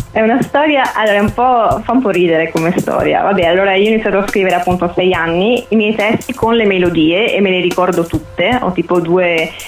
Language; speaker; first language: Italian; native; Italian